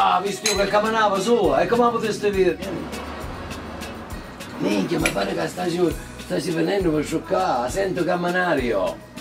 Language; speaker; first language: Italian; early bilingual, heritage; English